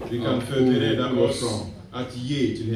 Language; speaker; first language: Swedish; non-native, fluent; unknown